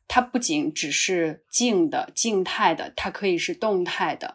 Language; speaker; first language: Chinese; native; Chinese